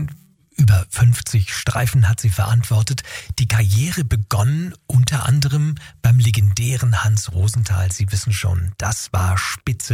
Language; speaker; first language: German; native; German